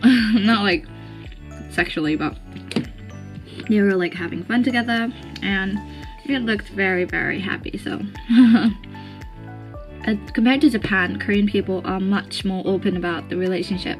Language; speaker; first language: English; early bilingual, other home language; Japanese